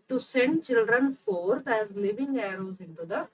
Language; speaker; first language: English; non-native, local second language; Kannada